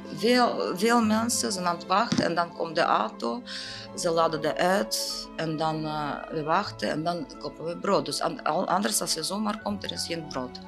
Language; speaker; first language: Dutch; non-native, learner; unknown